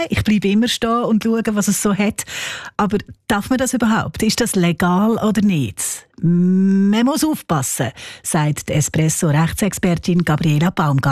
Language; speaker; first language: German; native; German